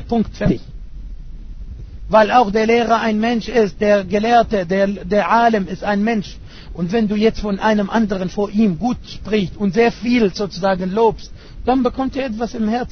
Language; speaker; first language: German; non-native, fluent; Arabic